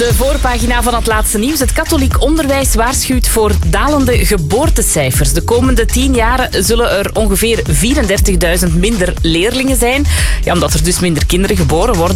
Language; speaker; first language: Dutch; native; Dutch